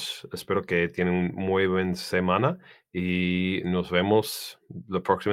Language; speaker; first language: Spanish; non-native, learner; English